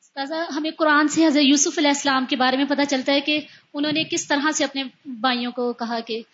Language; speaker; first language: Urdu; native; Urdu